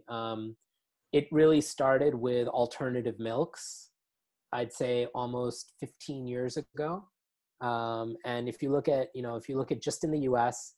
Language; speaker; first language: English; native; English